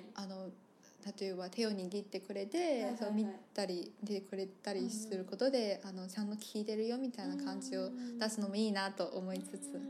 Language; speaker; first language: Japanese; non-native, fluent; Chinese